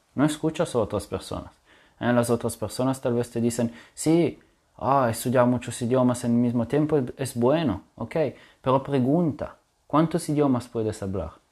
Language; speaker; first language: Spanish; non-native, fluent; French